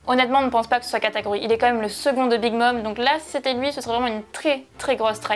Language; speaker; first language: French; native; French